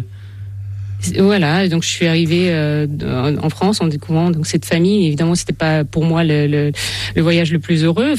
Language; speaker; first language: French; non-native, fluent; Russian